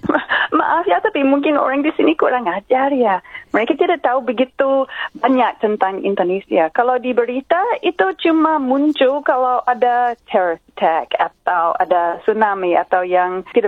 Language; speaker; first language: Indonesian; non-native, fluent; English